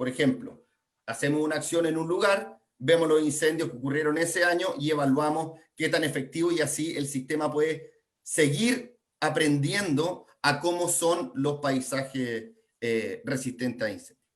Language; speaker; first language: Spanish; native; Spanish